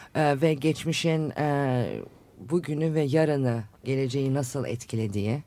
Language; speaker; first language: Turkish; native; Turkish